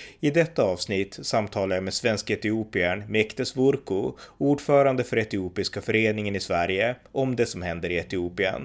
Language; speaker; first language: Swedish; native; Swedish